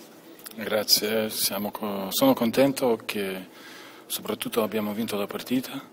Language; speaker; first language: Italian; non-native, fluent; Lithuanian